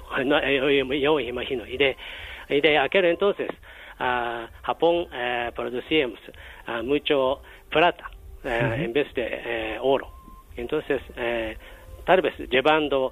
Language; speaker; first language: Spanish; non-native, learner; Japanese